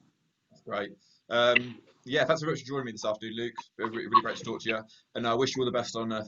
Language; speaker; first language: English; native; English